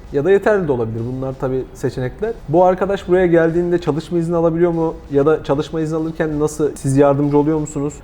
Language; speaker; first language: Turkish; native; Turkish